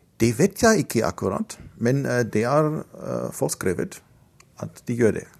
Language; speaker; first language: Norwegian; non-native, fluent; German